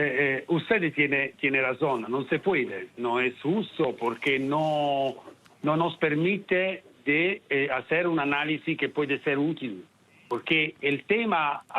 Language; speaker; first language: Spanish; non-native, fluent; Italian